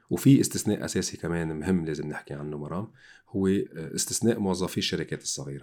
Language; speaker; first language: Arabic; native; Arabic